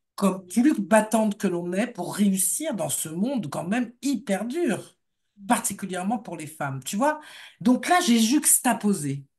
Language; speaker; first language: French; native; French